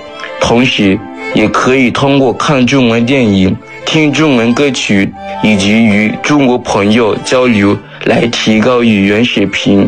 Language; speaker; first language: Chinese; non-native, fluent; French